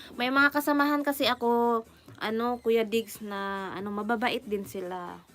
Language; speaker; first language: Filipino; non-native, local second language; Cebuano